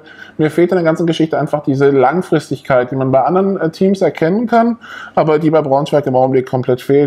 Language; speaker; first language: German; native; German